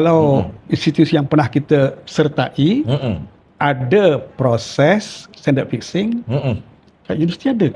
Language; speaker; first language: Malay; native; Malay